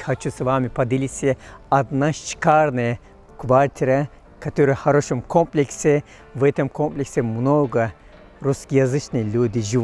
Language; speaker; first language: Russian; non-native, fluent; Turkish